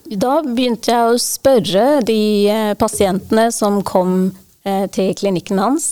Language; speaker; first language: Norwegian; non-native, fluent; English